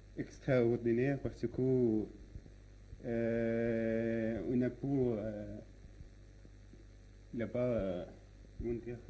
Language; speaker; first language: French; non-native, learner; Arabic